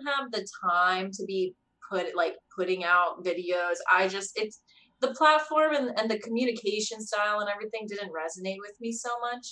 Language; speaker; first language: English; native; English